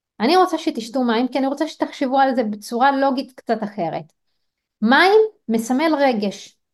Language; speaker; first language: Hebrew; non-native, local second language; Arabic